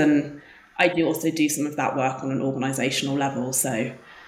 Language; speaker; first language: English; native; English